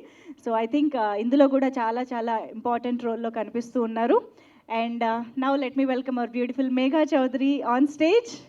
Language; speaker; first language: Telugu; native; Telugu